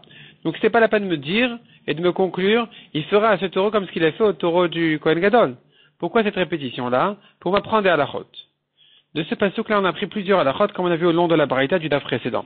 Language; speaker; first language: French; native; French